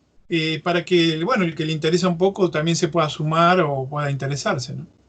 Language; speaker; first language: Spanish; native; Spanish